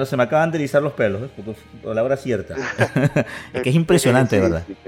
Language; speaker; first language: Spanish; native; Spanish